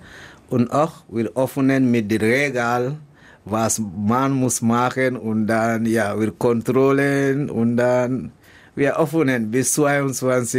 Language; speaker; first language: German; non-native, learner; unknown